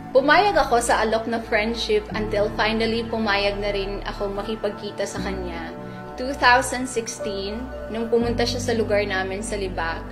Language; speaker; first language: Filipino; non-native, local second language; Maguindanaon